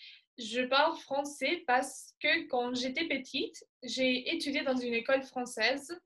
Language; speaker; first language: French; non-native, fluent; Spanish